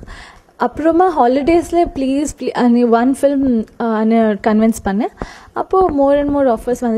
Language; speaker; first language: Tamil; non-native, learner; Kannada